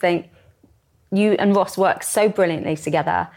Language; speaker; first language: English; native; English